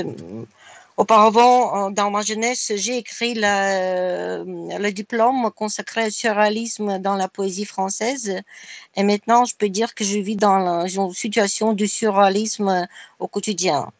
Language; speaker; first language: French; non-native, fluent; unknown